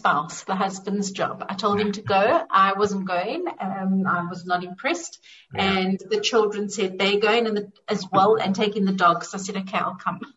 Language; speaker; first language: English; native; English